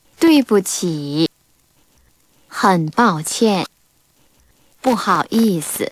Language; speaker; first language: Chinese; non-native, learner; Korean